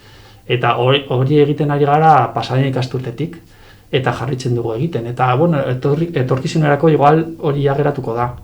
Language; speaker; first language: Basque; non-native, local second language; Spanish